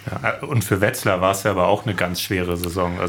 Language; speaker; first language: German; native; German